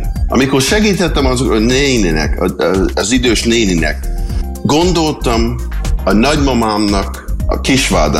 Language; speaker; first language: Hungarian; early bilingual, heritage; English